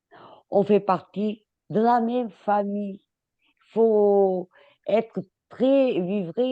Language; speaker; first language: French; non-native, fluent; Portuguese